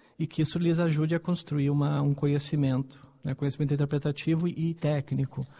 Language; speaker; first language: Portuguese; native; Portuguese